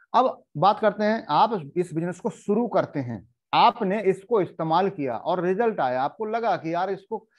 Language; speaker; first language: Hindi; native; Hindi